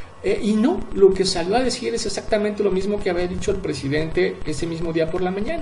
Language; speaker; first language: Spanish; native; Spanish